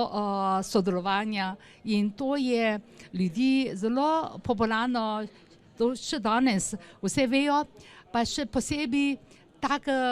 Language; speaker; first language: Slovenian; non-native, learner; Chinese